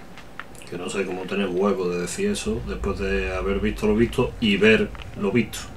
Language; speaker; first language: Spanish; native; Spanish